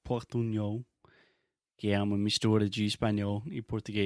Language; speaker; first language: Portuguese; non-native, fluent; English